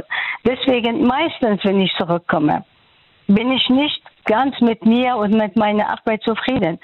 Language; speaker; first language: German; non-native, fluent; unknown